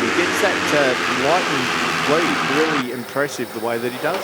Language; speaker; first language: English; native; English